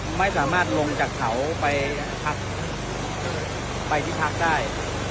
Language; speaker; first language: Thai; native; Thai